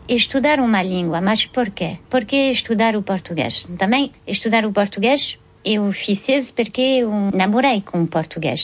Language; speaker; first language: Portuguese; non-native, fluent; French